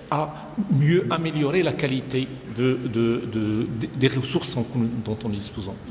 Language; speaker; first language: French; non-native, local second language; Arabic